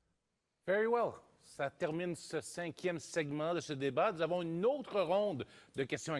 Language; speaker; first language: French; native; French